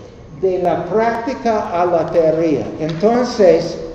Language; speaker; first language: Spanish; non-native, learner; English